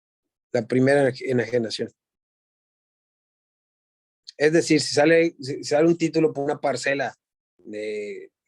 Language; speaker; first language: Spanish; native; Spanish